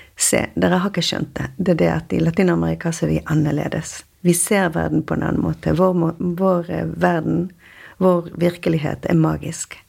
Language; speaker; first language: Norwegian; non-native, fluent; Spanish